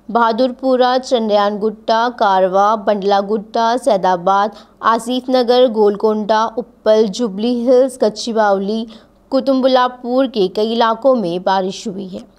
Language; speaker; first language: Hindi; native; Hindi